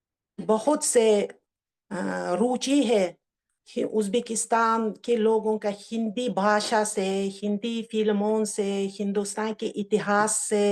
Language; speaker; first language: Hindi; non-native, fluent; Uzbek